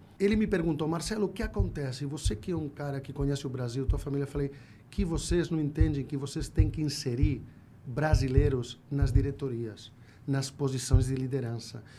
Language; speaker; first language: Portuguese; non-native, fluent; Spanish